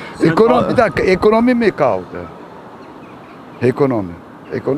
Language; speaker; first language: Turkish; native; Turkish